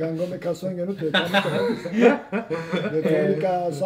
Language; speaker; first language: Swedish; non-native, fluent; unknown